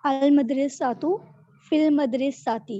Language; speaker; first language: Arabic; non-native, learner; Urdu